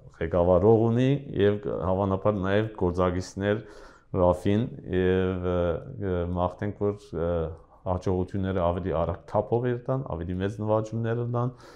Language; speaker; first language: Armenian; early bilingual, heritage; Armenian